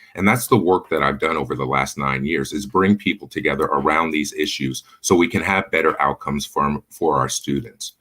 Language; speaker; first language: English; native; English